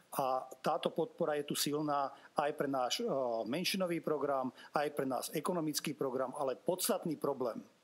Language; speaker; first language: Slovak; non-native, local second language; Hungarian